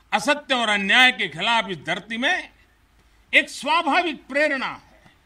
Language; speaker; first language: Hindi; non-native, local second language; Gujarati